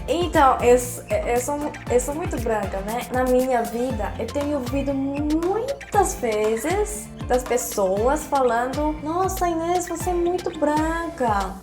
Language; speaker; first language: Portuguese; non-native, fluent; Korean